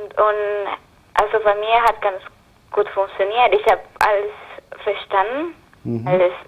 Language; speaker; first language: German; non-native, learner; Spanish